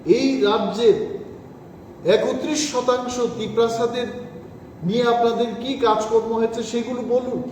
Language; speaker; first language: Bangla; non-native, local second language; Kok Borok